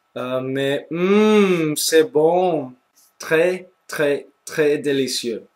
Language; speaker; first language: French; non-native, local second language; English